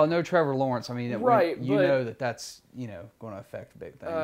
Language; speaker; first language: English; native; English